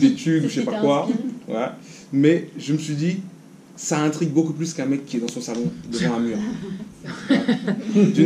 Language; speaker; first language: French; native; French